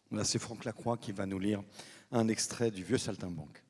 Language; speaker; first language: French; native; French